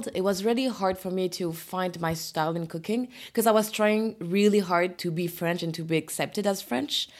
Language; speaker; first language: English; non-native, fluent; French